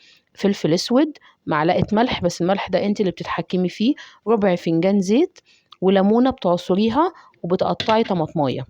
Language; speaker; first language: Arabic; native; Arabic